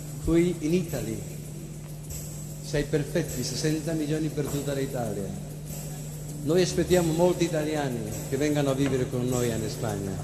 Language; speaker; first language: Italian; non-native, learner; Spanish